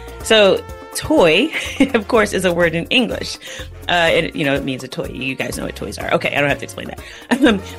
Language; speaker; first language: English; native; English